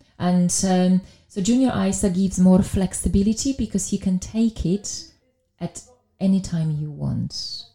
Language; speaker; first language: English; non-native, fluent; Polish